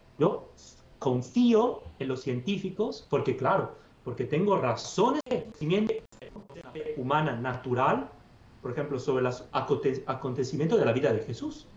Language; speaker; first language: Spanish; non-native, fluent; Italian